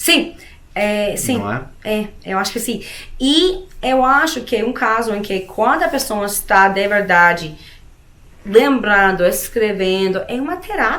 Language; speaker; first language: Portuguese; non-native, fluent; Spanish